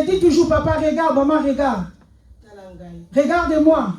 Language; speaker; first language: French; non-native, local second language; Lingala